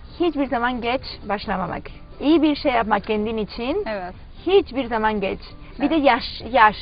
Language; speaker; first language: Turkish; non-native, learner; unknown